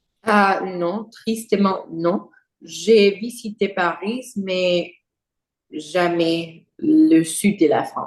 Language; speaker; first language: French; non-native, learner; English